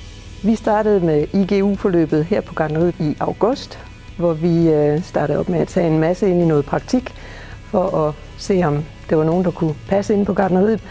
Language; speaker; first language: Danish; native; Danish